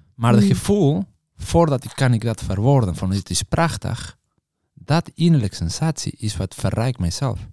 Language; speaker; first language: Dutch; non-native, fluent; Spanish